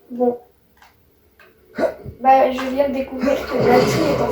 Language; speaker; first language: French; native; French